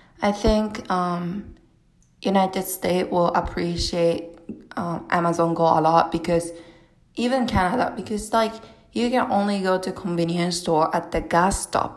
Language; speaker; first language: English; non-native, fluent; Japanese